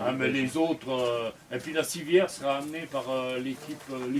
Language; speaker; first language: French; native; French